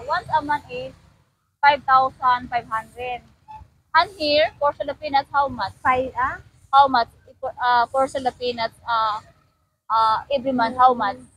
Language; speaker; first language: English; non-native, learner; Cebuano